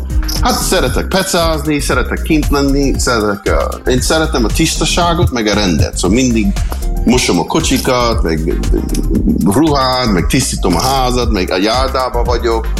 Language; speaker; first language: Hungarian; early bilingual, heritage; Hungarian